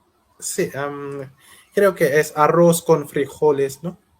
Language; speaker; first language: Spanish; non-native, learner; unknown